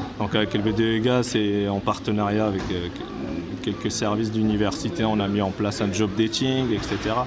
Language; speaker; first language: French; non-native, local second language; Arabic